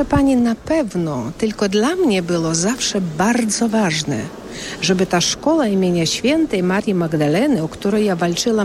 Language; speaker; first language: Polish; early bilingual, heritage; Polish